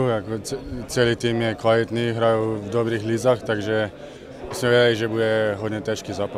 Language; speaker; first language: Czech; non-native, fluent; Slovenian